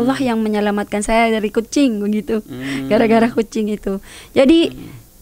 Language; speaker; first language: Indonesian; non-native, learner; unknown